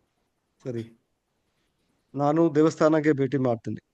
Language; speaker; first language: Kannada; non-native, learner; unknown